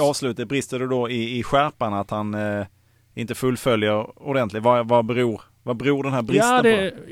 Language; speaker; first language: Swedish; native; Swedish